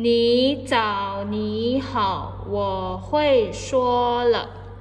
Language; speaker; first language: Chinese; non-native, fluent; Indonesian